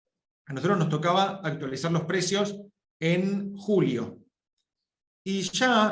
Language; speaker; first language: Spanish; native; Spanish